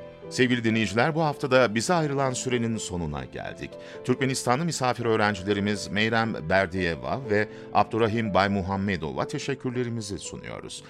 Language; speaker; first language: Turkish; native; Turkish